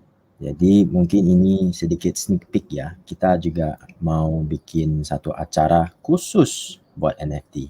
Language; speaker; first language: Indonesian; non-native, fluent; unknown